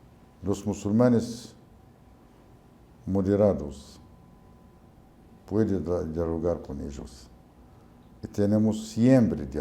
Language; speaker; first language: Portuguese; non-native, learner; Arabic